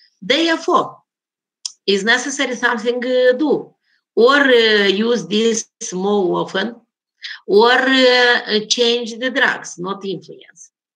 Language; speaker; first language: English; non-native, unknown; Romanian